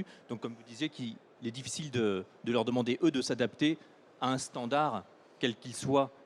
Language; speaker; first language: French; native; French